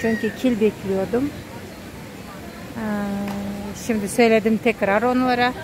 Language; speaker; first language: Turkish; non-native, fluent; Russian